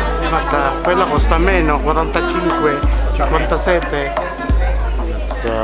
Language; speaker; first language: Italian; non-native, learner; Filipino